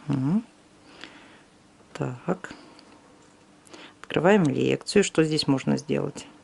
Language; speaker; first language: Russian; native; Russian